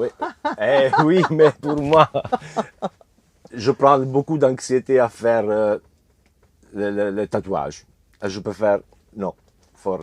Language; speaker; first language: French; non-native, learner; Italian